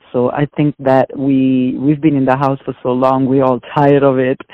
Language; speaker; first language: English; non-native, fluent; Italian